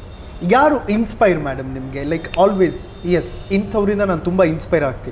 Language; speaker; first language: Kannada; native; Kannada